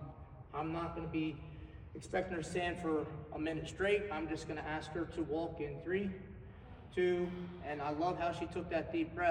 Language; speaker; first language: English; native; English